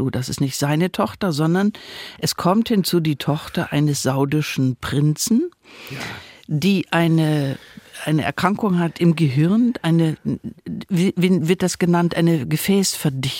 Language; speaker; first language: German; native; German